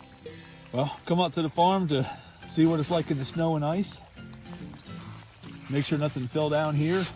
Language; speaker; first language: English; native; English